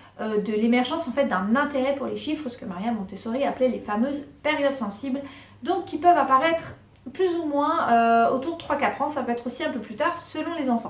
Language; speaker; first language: French; native; French